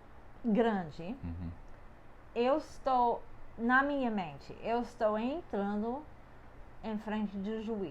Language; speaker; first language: Portuguese; non-native, fluent; English